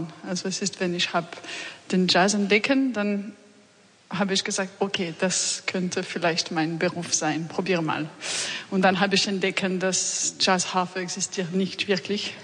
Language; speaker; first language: German; non-native, learner; French